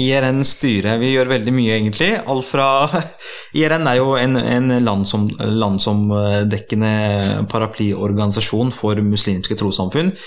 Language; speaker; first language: Norwegian; early bilingual, other home language; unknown